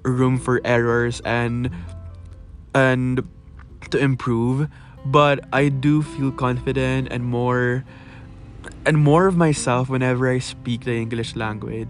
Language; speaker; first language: English; non-native, local second language; Filipino